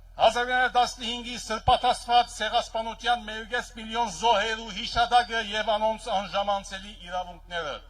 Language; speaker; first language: Armenian; early bilingual, heritage; Armenian